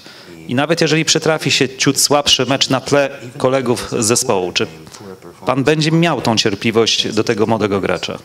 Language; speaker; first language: Polish; native; Polish